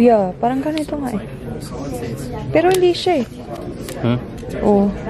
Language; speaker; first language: Filipino; native; Filipino